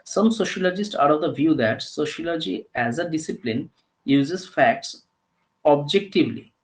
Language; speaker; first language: English; non-native, local second language; Bangla